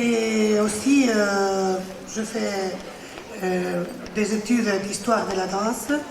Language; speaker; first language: French; non-native, learner; Spanish